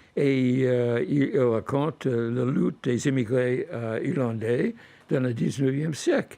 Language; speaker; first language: French; non-native, fluent; English